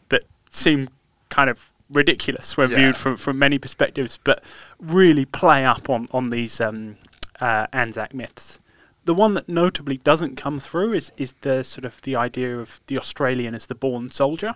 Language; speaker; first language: English; native; English